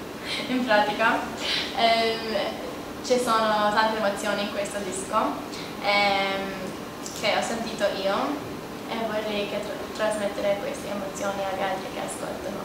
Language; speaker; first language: Italian; non-native, fluent; Maltese